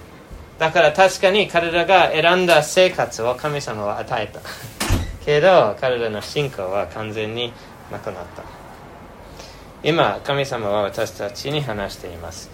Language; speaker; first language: Japanese; non-native, fluent; English